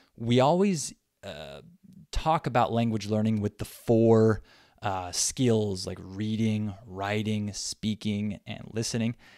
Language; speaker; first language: English; native; English